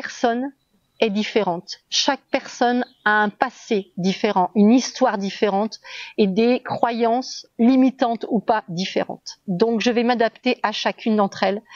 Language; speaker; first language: French; native; French